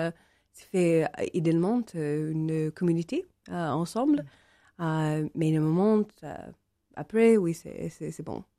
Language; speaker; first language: French; non-native, learner; English